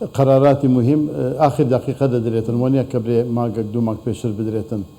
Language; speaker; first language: Central Kurdish; non-native, local second language; Turkish